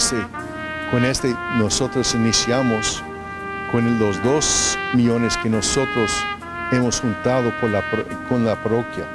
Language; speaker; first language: Spanish; non-native, fluent; English